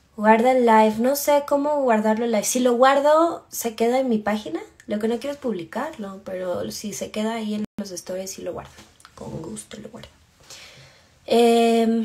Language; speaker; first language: Spanish; native; Spanish